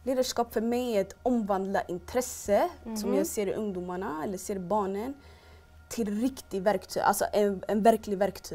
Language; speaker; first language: Swedish; early bilingual, other home language; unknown